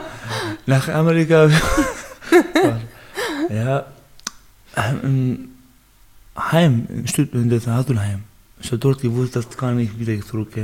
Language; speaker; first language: German; non-native, learner; Baluchi